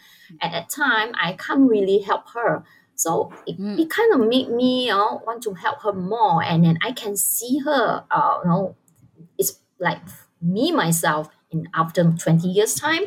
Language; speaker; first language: English; non-native, local second language; Chinese